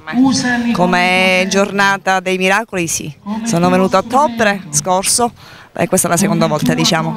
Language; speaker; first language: Italian; native; Italian